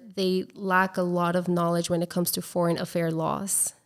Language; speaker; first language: English; native; English